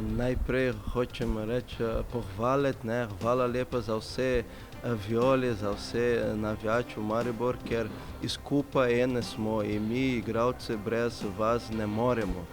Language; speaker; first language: Slovenian; non-native, fluent; Portuguese